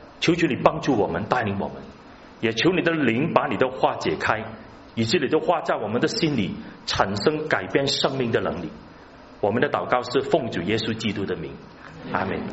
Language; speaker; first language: Chinese; non-native, local second language; Cantonese